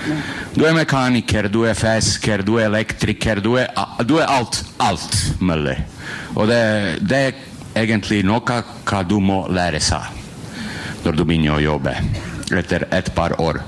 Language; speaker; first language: Norwegian; non-native, learner; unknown